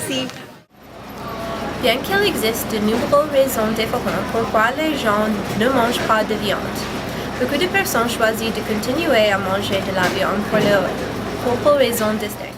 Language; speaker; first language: French; non-native, fluent; English